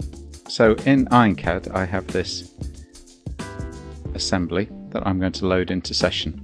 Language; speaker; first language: English; native; English